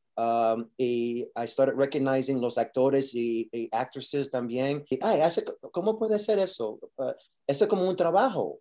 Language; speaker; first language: Spanish; early bilingual, heritage; Spanish